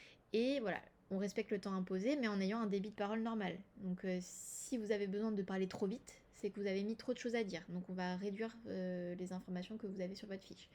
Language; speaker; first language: French; native; French